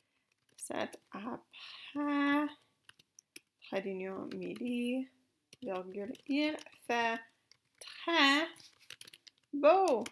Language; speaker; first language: French; non-native, fluent; English